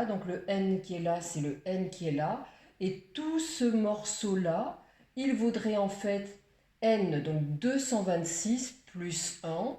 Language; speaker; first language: French; native; French